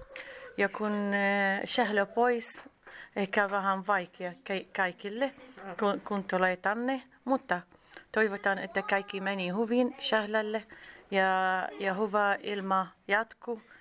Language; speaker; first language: Finnish; non-native, learner; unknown